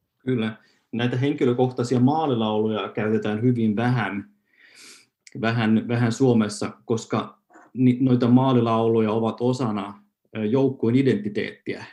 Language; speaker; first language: Finnish; non-native, local second language; Swedish